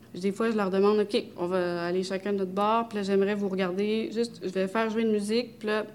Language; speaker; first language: French; early bilingual, other home language; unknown